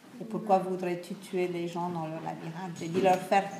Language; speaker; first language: French; non-native, fluent; Romanian